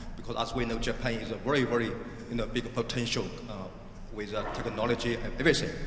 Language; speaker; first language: English; non-native, fluent; Chinese